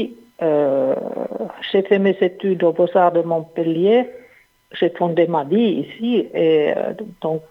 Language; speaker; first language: French; non-native, fluent; Finnish